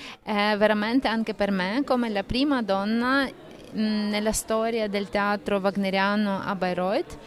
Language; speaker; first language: Italian; non-native, fluent; Ukrainian